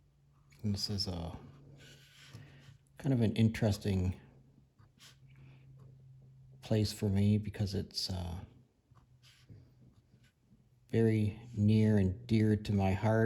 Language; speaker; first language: English; native; English